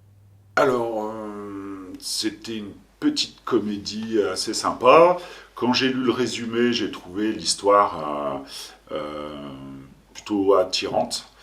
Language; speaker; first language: French; native; French